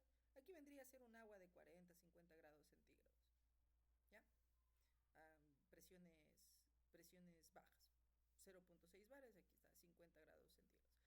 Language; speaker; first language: Spanish; native; Spanish